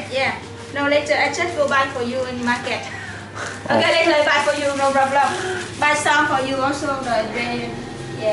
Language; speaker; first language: English; non-native, learner; Vietnamese